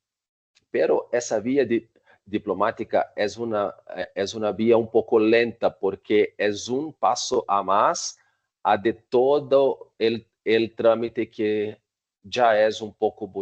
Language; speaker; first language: Spanish; non-native, fluent; Portuguese